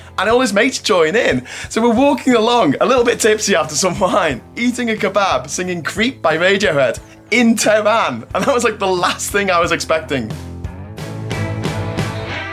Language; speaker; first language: English; native; English